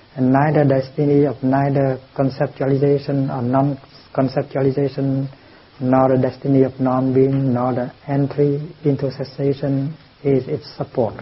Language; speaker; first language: English; non-native, fluent; Vietnamese